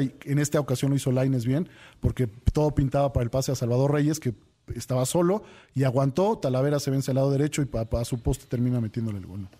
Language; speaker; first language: Spanish; native; Spanish